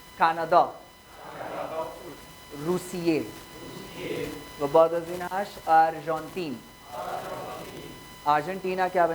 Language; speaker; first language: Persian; non-native, fluent; Urdu